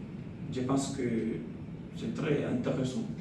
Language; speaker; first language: French; non-native, fluent; Spanish